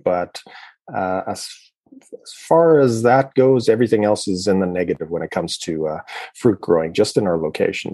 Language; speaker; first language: English; native; English